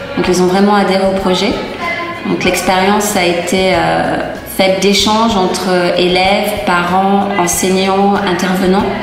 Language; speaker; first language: French; native; French